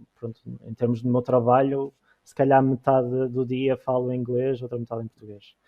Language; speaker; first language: Portuguese; native; Portuguese